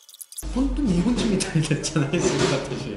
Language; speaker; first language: Japanese; non-native, learner; Korean